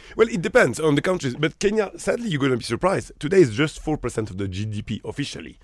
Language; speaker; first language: English; non-native, fluent; Arabic